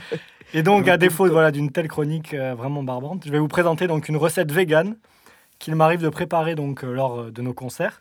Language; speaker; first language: French; native; French